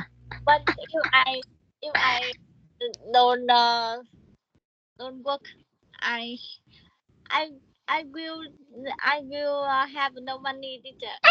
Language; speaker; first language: English; non-native, learner; Vietnamese